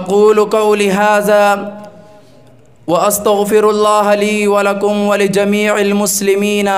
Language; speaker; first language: Arabic; non-native, fluent; Urdu